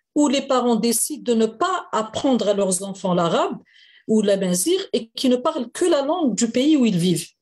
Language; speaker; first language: French; non-native, local second language; Arabic